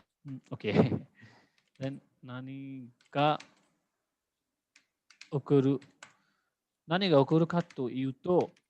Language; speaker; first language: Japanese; non-native, fluent; Hindi